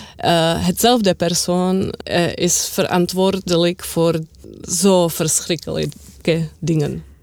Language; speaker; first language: Dutch; non-native, learner; Czech